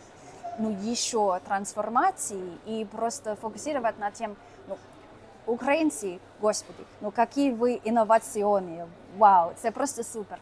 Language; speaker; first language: Russian; non-native, fluent; English